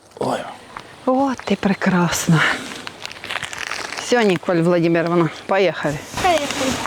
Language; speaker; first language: Ukrainian; native; Ukrainian